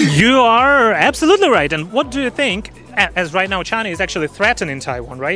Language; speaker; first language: English; non-native, fluent; Polish